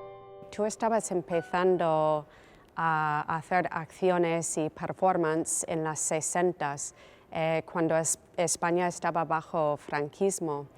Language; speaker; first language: Spanish; non-native, fluent; English